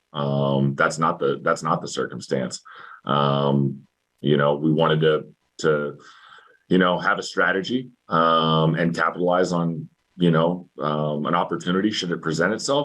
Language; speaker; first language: English; native; English